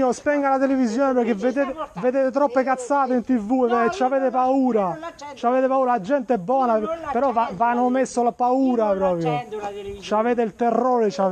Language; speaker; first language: Italian; non-native, fluent; Albanian